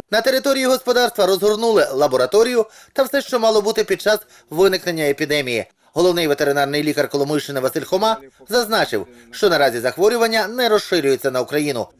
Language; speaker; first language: Ukrainian; native; Ukrainian